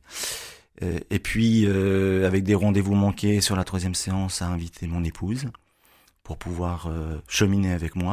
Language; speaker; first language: French; native; French